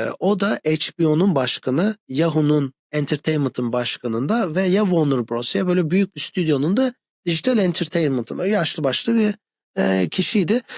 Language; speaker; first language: Turkish; early bilingual, other home language; English